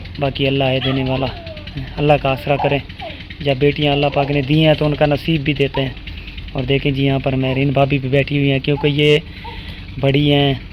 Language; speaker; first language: Urdu; non-native, local second language; Punjabi